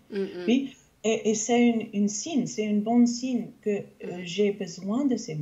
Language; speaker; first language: French; non-native, local second language; English